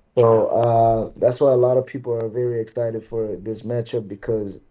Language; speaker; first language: English; early bilingual, other home language; Burmese